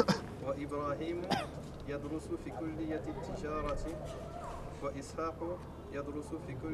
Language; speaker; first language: Arabic; non-native, learner; French